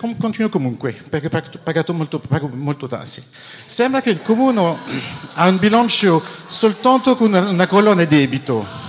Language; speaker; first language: Italian; non-native, fluent; French